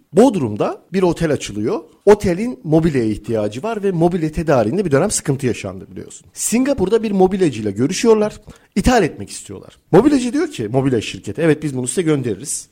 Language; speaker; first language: Turkish; native; Turkish